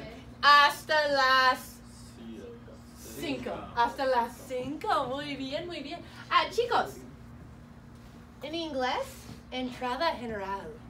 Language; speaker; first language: Spanish; non-native, fluent; English